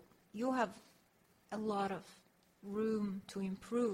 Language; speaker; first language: English; non-native, fluent; Russian